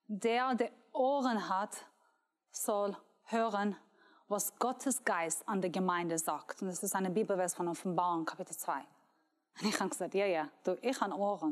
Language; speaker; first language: German; non-native, learner; Persian